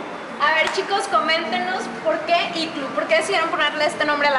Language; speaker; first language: Spanish; native; Spanish